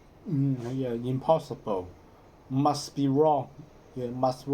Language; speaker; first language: English; non-native, learner; Cantonese